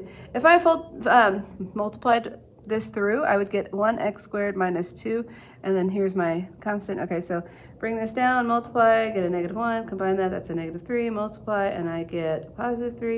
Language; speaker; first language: English; native; English